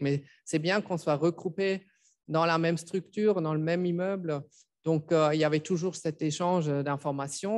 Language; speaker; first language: French; non-native, fluent; German